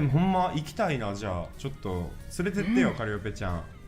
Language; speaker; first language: Japanese; native; Japanese